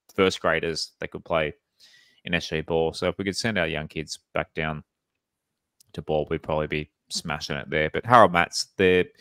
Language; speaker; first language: English; native; English